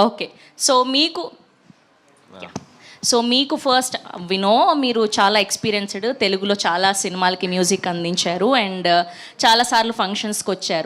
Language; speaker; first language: Telugu; native; Telugu